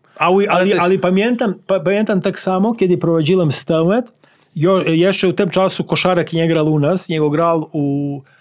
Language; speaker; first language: Polish; non-native, learner; Serbian